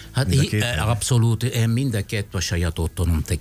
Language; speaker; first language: Hungarian; non-native, fluent; Italian